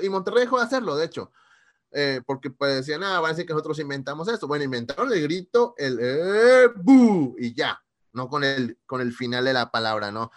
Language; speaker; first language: Spanish; native; Spanish